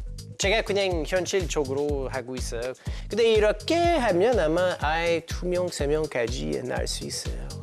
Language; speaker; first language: Korean; non-native, learner; English